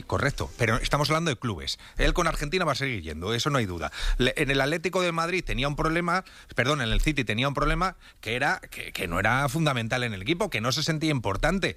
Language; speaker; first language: Spanish; native; Spanish